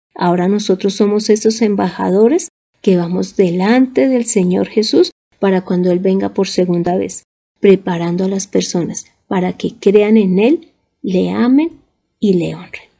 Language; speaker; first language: Spanish; native; Spanish